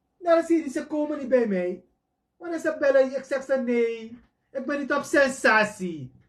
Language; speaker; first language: Dutch; native; Dutch